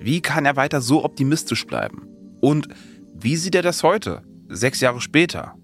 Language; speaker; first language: German; native; German